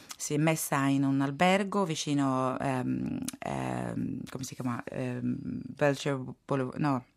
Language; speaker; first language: Italian; non-native, fluent; Swedish